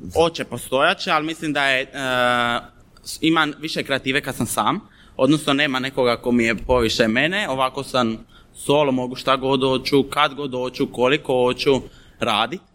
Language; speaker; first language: Croatian; native; Croatian